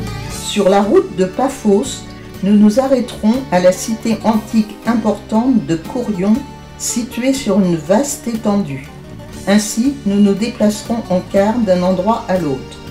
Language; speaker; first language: French; native; French